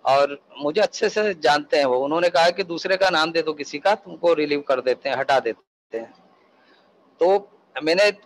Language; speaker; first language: Hindi; native; Hindi